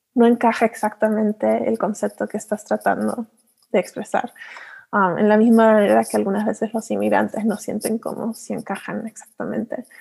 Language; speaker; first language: Spanish; early bilingual, heritage; Spanish